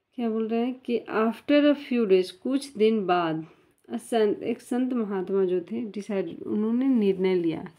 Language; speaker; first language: Hindi; native; Hindi